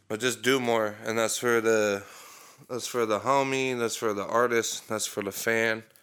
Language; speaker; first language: English; native; English